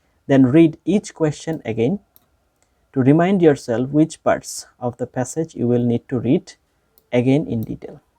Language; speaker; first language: English; non-native, local second language; Bangla